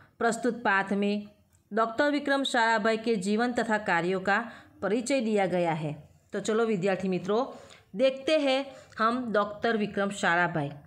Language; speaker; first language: Hindi; non-native, local second language; Gujarati